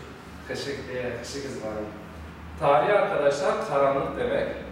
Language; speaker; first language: Turkish; non-native, local second language; Zaza